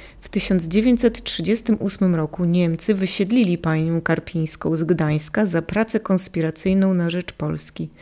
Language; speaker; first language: Polish; native; Polish